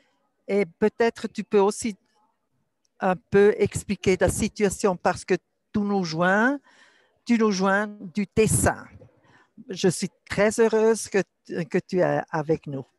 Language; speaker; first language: French; non-native, local second language; German